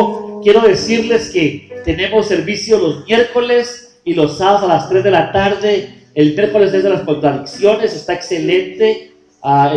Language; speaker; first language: Spanish; native; Spanish